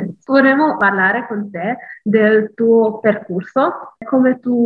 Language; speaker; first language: Italian; non-native, learner; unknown